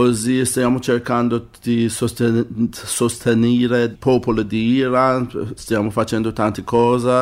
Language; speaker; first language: Italian; non-native, learner; Persian